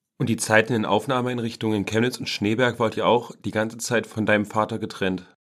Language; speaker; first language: German; native; German